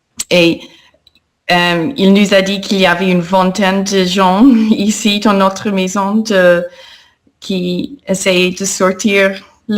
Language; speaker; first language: French; non-native, fluent; English